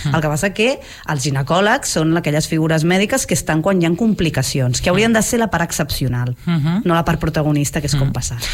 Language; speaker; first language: Catalan; native; Catalan